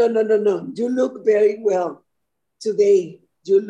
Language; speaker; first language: English; non-native, learner; Spanish